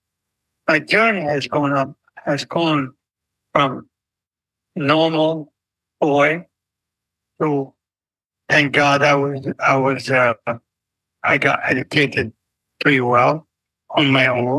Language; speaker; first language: English; non-native, fluent; Arabic